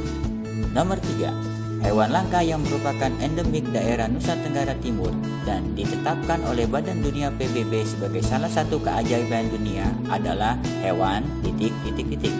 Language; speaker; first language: Indonesian; native; Indonesian